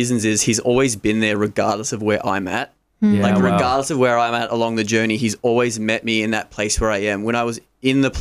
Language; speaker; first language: English; native; English